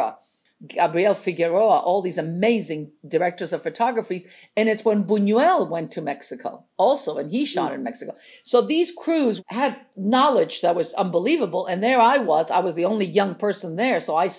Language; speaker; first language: English; non-native, fluent; Spanish